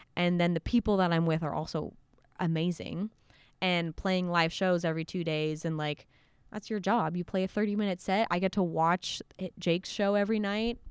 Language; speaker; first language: English; native; English